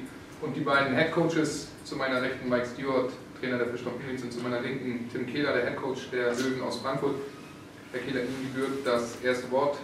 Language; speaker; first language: German; native; German